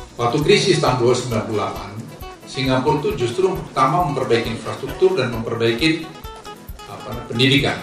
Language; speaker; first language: Indonesian; native; Indonesian